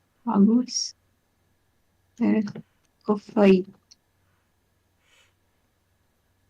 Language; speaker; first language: Irish; non-native, learner; Hungarian